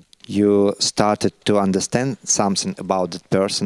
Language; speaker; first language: English; non-native, learner; Russian